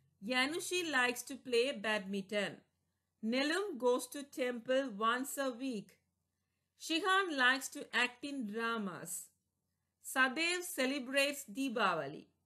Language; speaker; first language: English; non-native, local second language; Tamil